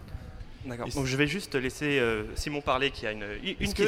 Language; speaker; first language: French; native; French